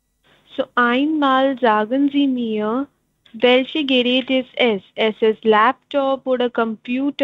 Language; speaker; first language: German; non-native, learner; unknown